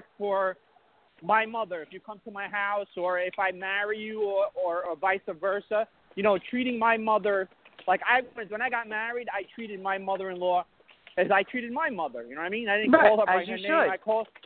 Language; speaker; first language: English; early bilingual, other home language; Italian